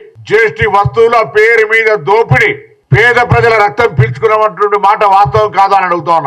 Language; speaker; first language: Telugu; native; Telugu